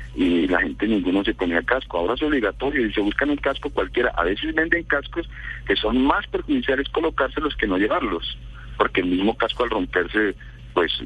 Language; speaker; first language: Spanish; native; Spanish